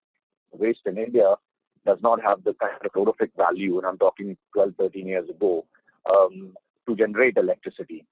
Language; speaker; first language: English; non-native, local second language; Hindi